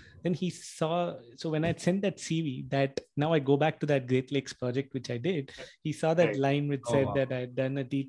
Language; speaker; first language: English; non-native, local second language; Tamil